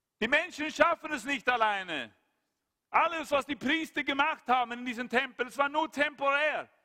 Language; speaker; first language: German; non-native, fluent; Swedish